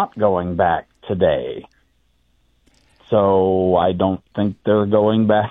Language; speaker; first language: English; native; English